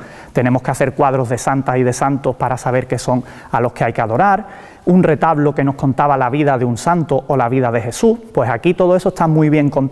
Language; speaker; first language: Spanish; native; Spanish